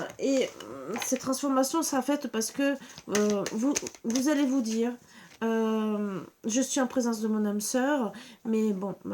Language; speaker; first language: French; native; French